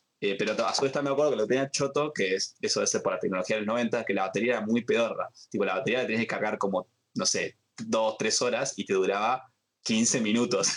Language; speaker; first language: Spanish; native; Spanish